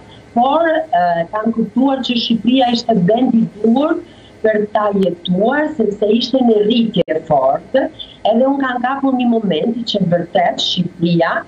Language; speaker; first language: Albanian; non-native, learner; Italian